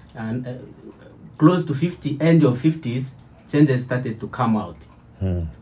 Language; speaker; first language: English; non-native, learner; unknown